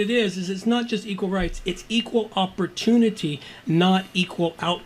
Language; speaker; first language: English; native; English